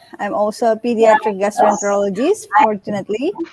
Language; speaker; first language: English; non-native, fluent; Indonesian